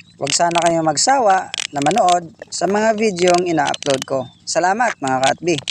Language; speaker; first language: Filipino; non-native, local second language; Cebuano